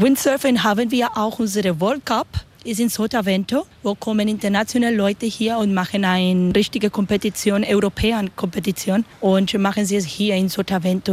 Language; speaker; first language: German; non-native, learner; Spanish